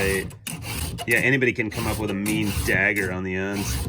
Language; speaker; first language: English; native; English